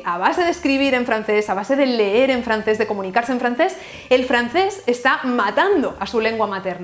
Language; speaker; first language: Spanish; native; Spanish